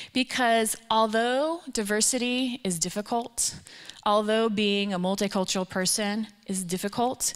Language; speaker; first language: English; native; English